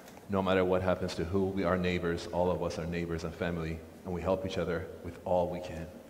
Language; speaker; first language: English; non-native, fluent; Persian